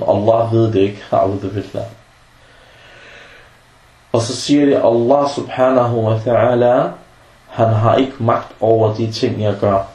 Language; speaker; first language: Danish; non-native, fluent; Arabic